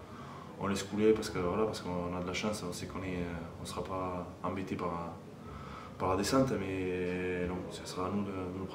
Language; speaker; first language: French; native; French